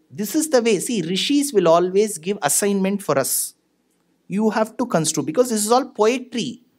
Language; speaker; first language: English; non-native, local second language; Tamil